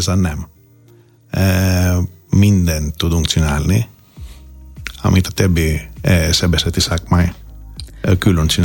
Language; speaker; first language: Hungarian; non-native, fluent; Greek